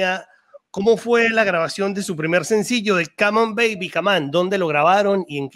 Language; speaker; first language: Spanish; native; Spanish